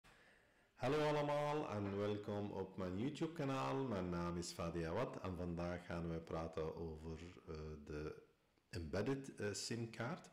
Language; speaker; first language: Dutch; non-native, fluent; Arabic